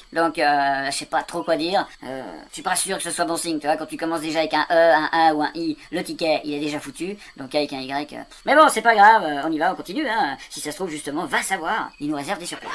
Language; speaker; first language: French; native; French